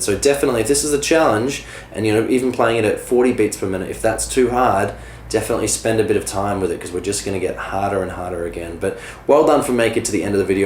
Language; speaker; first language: English; native; English